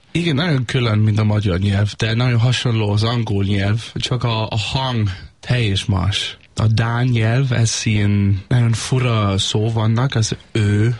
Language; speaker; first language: Hungarian; non-native, learner; Danish